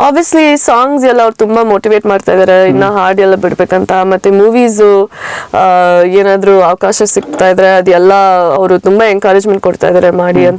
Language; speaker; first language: Kannada; early bilingual, heritage; Kannada